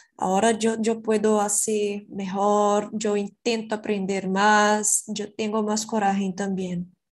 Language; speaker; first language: Spanish; non-native, learner; Portuguese